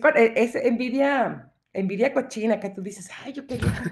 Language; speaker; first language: Spanish; native; Spanish